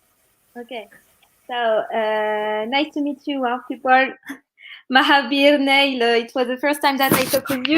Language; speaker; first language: English; non-native, learner; French